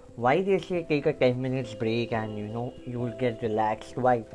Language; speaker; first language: English; non-native, local second language; Bangla